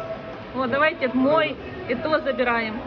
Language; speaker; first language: Russian; native; Russian